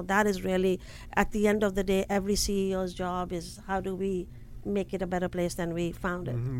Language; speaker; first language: English; non-native, local second language; Hindi